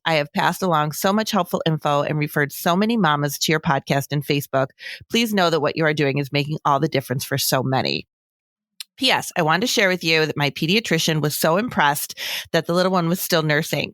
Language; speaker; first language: English; native; English